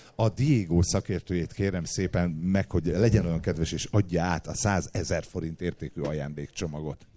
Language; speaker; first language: Hungarian; native; Hungarian